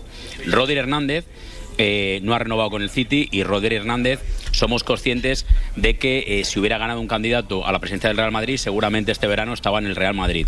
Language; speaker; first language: Spanish; native; Spanish